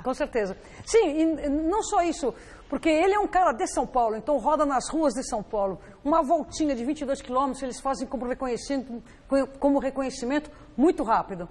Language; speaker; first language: Portuguese; native; Portuguese